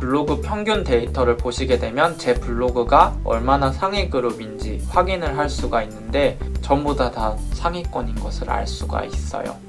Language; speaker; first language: Korean; native; Korean